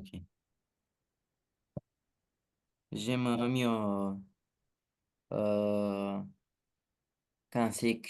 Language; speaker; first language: French; non-native, learner; Romanian